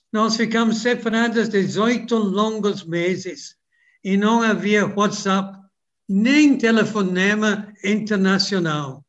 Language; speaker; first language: Portuguese; non-native, fluent; English